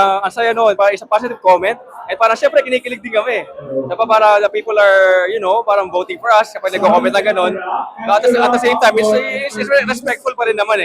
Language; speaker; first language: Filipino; native; Filipino